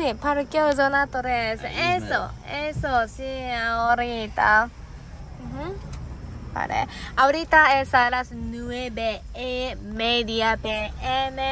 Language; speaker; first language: Spanish; non-native, learner; Japanese